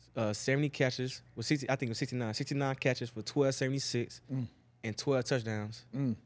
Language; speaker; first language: English; native; English